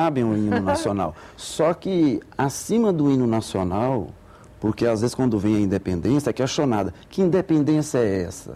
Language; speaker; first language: Portuguese; native; Portuguese